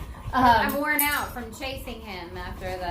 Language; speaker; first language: English; native; English